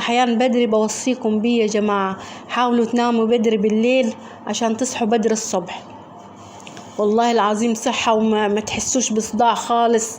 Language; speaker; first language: Arabic; native; Arabic